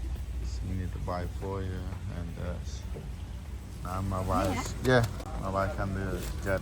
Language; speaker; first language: English; non-native, learner; Khmer